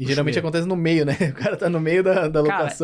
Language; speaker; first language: Portuguese; native; Portuguese